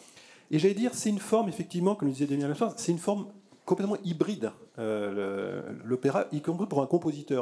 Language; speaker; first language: French; native; French